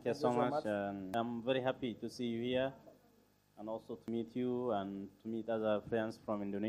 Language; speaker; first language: English; non-native, learner; Arabic